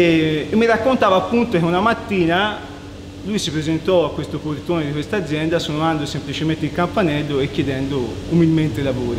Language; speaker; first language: Italian; native; Italian